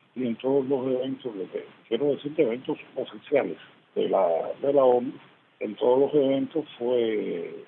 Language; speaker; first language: Spanish; native; Spanish